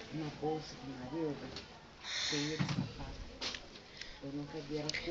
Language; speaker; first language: Portuguese; native; Portuguese